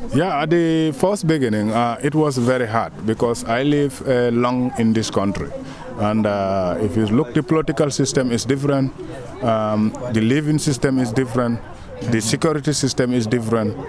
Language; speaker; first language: English; non-native, local second language; Wolof